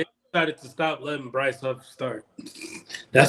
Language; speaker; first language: English; native; English